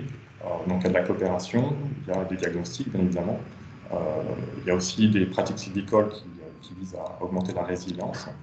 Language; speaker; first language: French; native; French